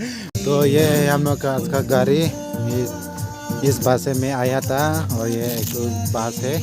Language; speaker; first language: Hindi; non-native, local second language; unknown